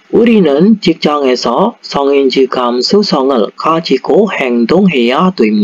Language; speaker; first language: Korean; non-native, learner; Indonesian